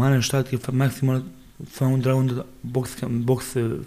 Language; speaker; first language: German; non-native, learner; Baluchi